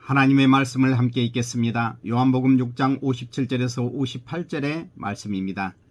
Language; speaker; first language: Korean; native; Korean